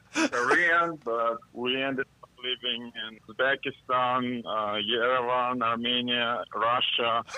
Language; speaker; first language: English; non-native, fluent; Russian